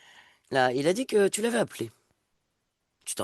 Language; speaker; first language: French; native; French